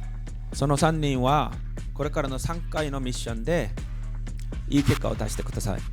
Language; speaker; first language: Japanese; non-native, learner; Korean